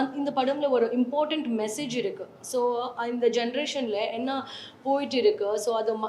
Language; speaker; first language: Tamil; non-native, learner; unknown